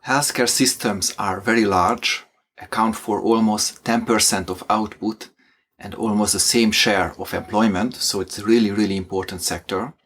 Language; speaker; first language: English; non-native, fluent; Hungarian